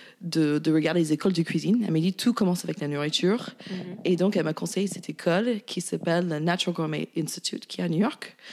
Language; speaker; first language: French; non-native, fluent; English